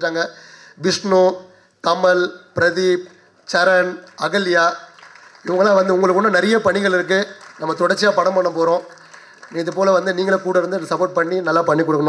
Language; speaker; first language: Tamil; native; Tamil